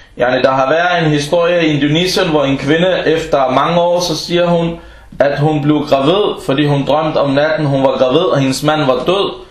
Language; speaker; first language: Danish; early bilingual, other home language; Arabic